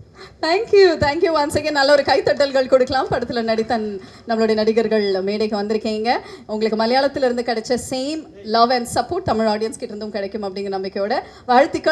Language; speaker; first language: Tamil; native; Tamil